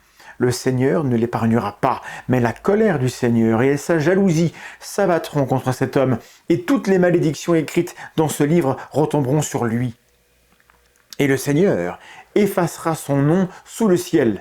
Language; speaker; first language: French; native; French